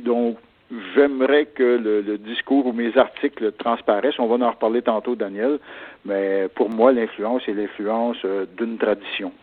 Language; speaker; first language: French; native; French